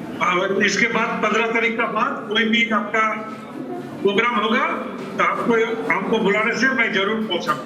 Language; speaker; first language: Hindi; non-native, local second language; Nepali